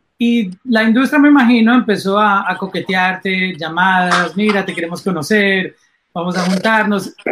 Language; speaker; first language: Spanish; native; Spanish